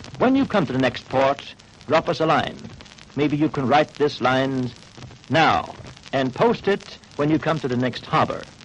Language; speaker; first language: English; non-native, fluent; Dutch